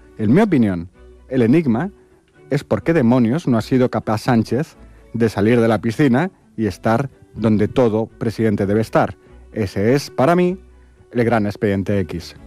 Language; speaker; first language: Spanish; native; Spanish